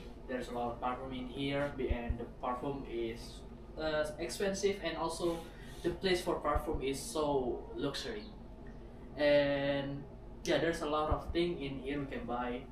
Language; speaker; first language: English; non-native, learner; Indonesian